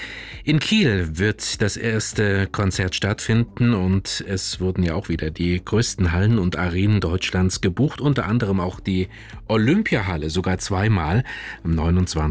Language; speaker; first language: German; native; German